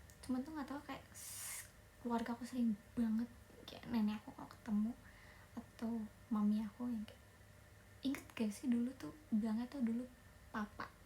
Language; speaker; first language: Indonesian; native; Indonesian